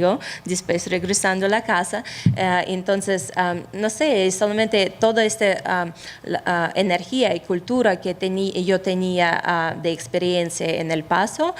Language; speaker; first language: Spanish; non-native, fluent; Russian